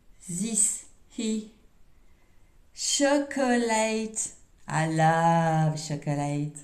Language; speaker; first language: English; non-native, learner; French